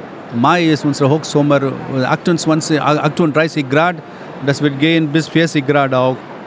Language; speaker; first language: German; non-native, fluent; Tamil